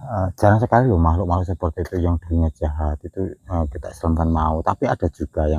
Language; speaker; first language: Indonesian; native; Indonesian